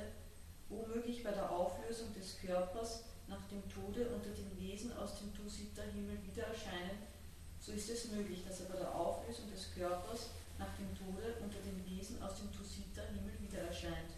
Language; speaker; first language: German; native; German